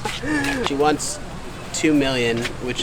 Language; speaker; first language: English; native; English